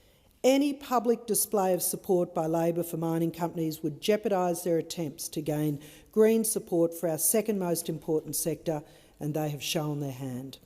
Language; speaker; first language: English; native; English